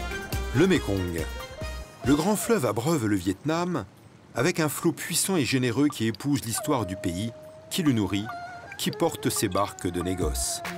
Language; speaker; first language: French; native; French